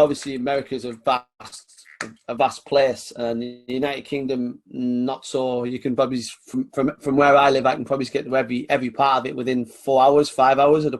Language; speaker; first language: English; native; English